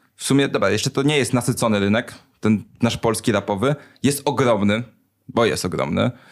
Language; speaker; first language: Polish; native; Polish